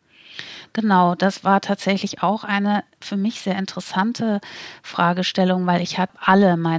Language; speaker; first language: German; native; German